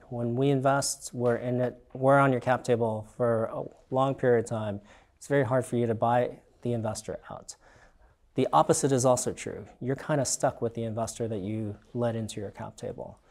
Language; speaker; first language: English; native; English